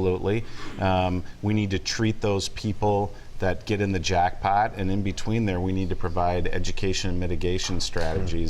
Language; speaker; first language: English; native; English